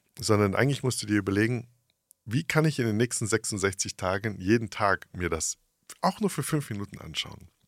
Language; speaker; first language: German; early bilingual, heritage; English